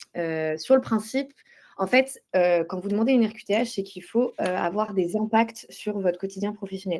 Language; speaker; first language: French; native; French